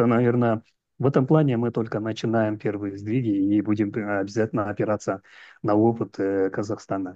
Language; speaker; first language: Russian; non-native, local second language; Uzbek